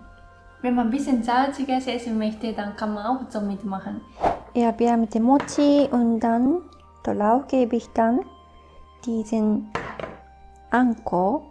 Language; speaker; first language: German; non-native, fluent; Japanese